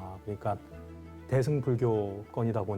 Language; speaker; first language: Korean; native; Korean